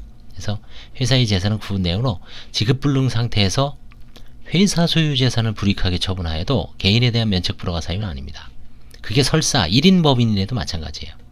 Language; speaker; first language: Korean; native; Korean